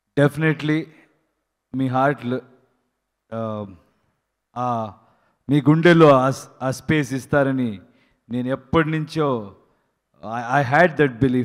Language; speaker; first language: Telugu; non-native, learner; Kannada